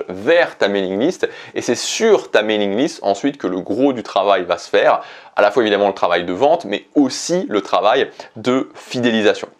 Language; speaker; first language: French; native; French